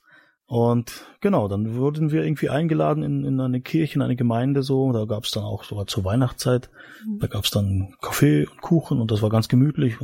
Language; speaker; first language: German; native; German